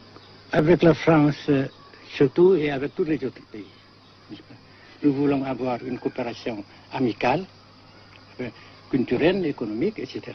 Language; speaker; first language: French; non-native, fluent; Vietnamese